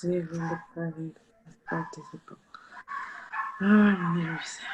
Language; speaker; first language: English; non-native, learner; Spanish